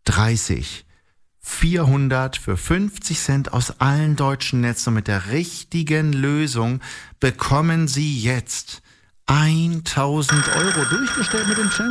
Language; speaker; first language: German; native; German